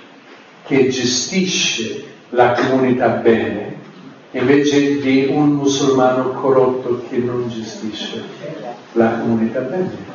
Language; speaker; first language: Italian; non-native, fluent; English